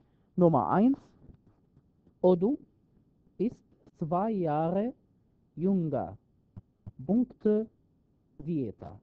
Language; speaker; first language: German; non-native, fluent; Arabic